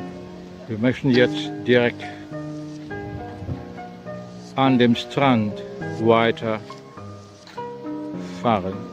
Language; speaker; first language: German; non-native, learner; Indonesian